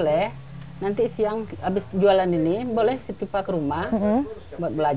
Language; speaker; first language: Indonesian; non-native, local second language; Minangkabau